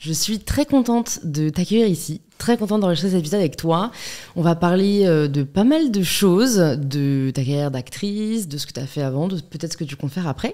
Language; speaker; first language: French; native; French